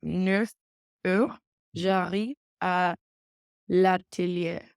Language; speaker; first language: French; non-native, learner; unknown